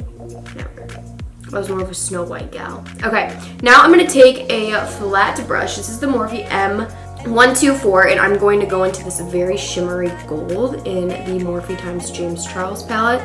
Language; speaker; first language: English; native; English